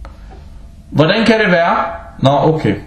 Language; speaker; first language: Danish; early bilingual, other home language; Arabic